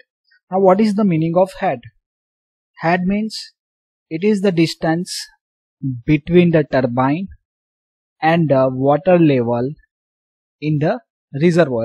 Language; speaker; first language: English; non-native, local second language; Gujarati